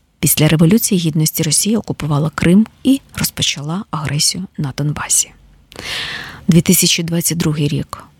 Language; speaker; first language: Ukrainian; native; Ukrainian